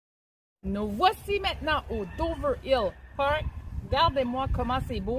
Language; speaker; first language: French; native; French